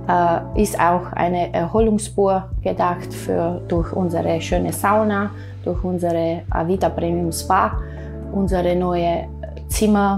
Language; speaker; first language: German; non-native, fluent; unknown